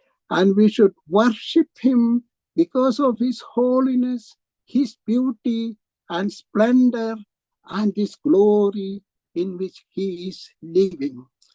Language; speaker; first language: English; non-native, local second language; Malayalam